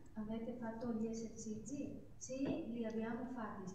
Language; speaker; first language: Italian; non-native, learner; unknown